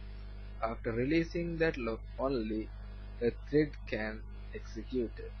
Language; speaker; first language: English; non-native, learner; Sinhala